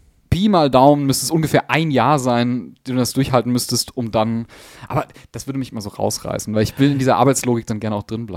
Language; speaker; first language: German; native; German